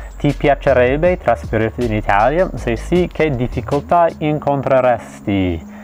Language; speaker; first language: Italian; non-native, fluent; English